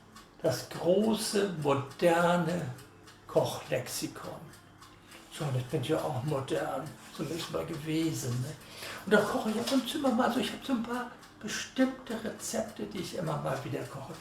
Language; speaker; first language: German; native; German